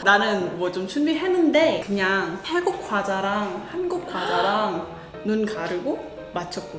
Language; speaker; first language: Korean; non-native, fluent; Thai